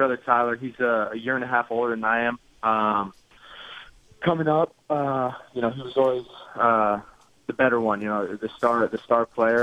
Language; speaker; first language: English; native; English